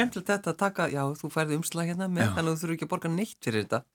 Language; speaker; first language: Icelandic; native; Icelandic